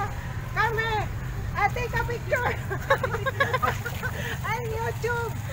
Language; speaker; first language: English; non-native, learner; Cebuano